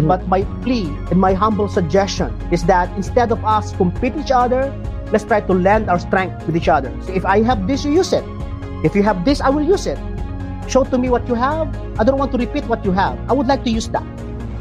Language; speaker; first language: English; non-native, local second language; Iloko